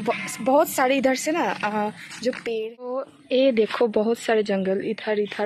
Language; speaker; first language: Hindi; non-native, local second language; Bangla